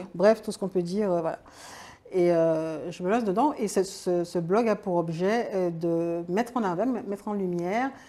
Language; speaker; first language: French; native; French